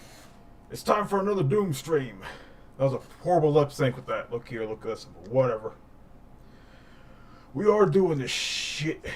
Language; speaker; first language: English; native; English